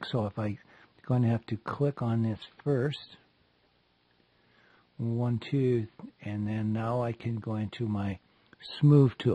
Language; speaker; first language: English; native; English